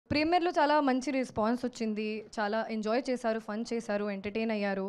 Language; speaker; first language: Telugu; non-native, fluent; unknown